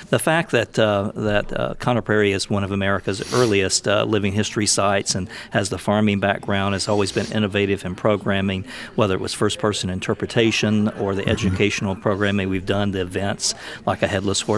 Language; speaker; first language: English; native; English